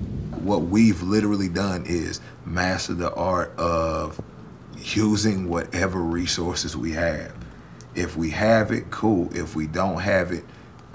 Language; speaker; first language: English; early bilingual, other home language; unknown